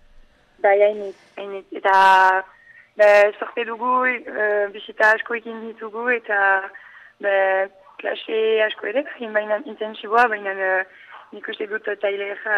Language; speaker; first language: Basque; non-native, learner; French